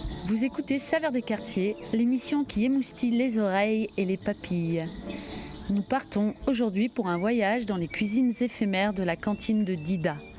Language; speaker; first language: French; native; French